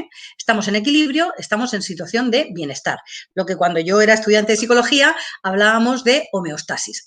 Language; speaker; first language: Spanish; native; Spanish